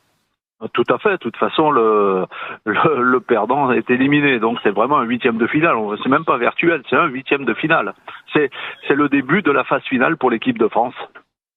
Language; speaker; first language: French; native; French